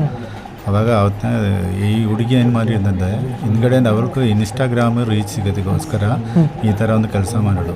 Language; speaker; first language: Kannada; non-native, local second language; Malayalam